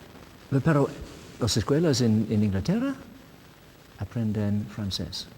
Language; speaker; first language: Spanish; non-native, learner; English